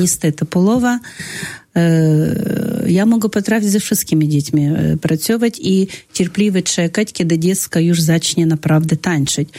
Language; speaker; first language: Polish; non-native, fluent; Russian